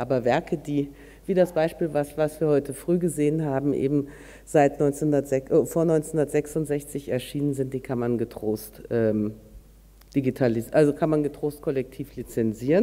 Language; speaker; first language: German; native; German